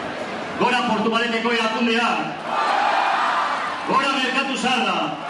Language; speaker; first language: Basque; non-native, local second language; Spanish